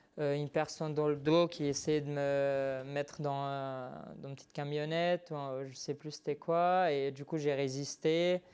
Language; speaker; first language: French; non-native, fluent; Arabic